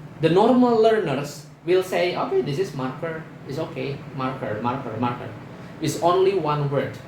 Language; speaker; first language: English; non-native, fluent; Indonesian